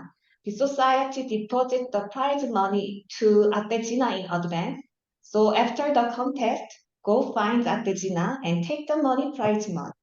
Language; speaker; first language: English; non-native, learner; Korean